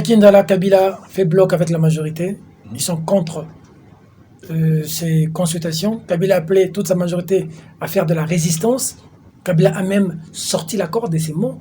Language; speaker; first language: French; non-native, local second language; Lingala